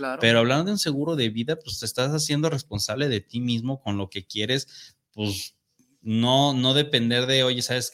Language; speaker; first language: Spanish; native; Spanish